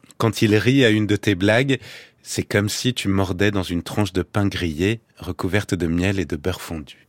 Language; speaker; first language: French; native; French